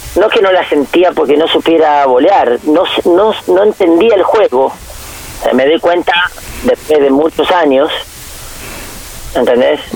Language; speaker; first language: Spanish; native; Spanish